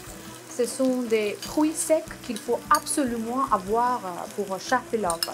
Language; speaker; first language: French; non-native, fluent; Azerbaijani